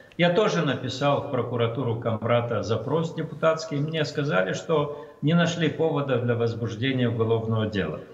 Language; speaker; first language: Russian; non-native, local second language; Romanian